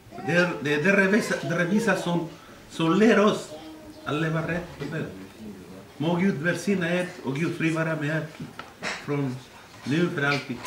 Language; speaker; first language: Swedish; non-native, learner; Spanish